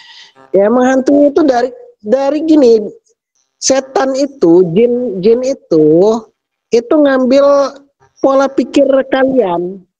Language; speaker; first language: Indonesian; native; Indonesian